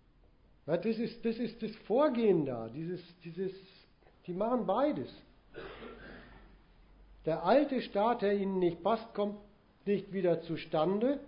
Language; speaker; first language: German; native; German